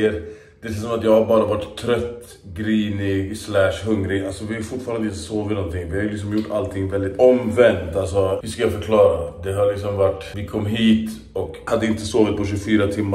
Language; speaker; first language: Swedish; native; Swedish